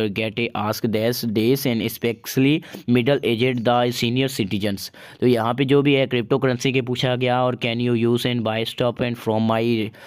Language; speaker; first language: Hindi; native; Hindi